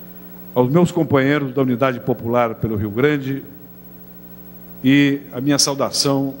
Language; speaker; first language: Portuguese; native; Portuguese